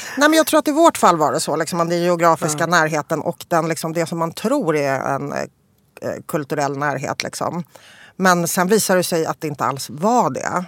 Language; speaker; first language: Swedish; early bilingual, other home language; Polish